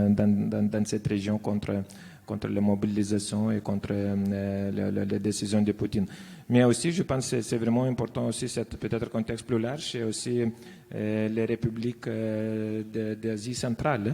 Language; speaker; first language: French; non-native, fluent; Lithuanian